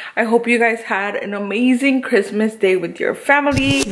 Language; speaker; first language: English; early bilingual, other home language; Spanish